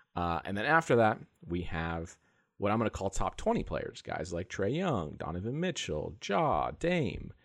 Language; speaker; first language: English; native; English